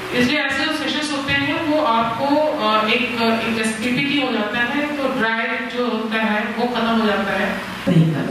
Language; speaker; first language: Hindi; native; Hindi